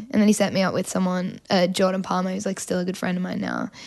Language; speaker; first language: English; native; English